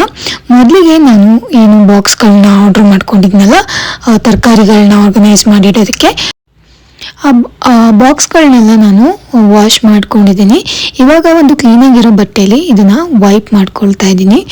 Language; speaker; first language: Kannada; native; Kannada